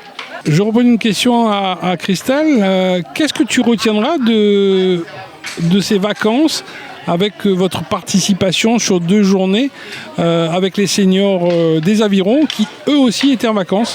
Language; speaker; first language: French; native; French